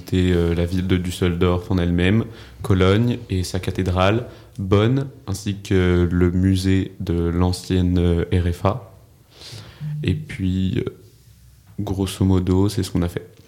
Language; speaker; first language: French; native; French